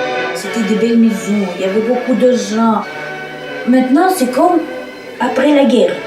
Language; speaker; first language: French; early bilingual, heritage; Russian